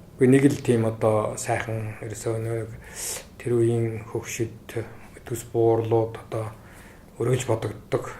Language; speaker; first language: Mongolian; native; Mongolian